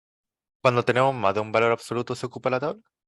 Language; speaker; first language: Spanish; native; Spanish